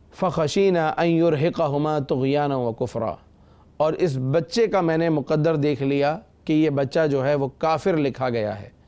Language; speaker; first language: Urdu; native; Urdu